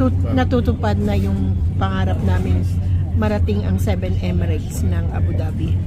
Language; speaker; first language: Filipino; native; Filipino